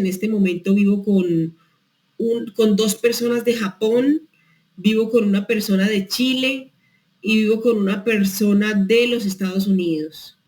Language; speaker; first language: Spanish; native; Spanish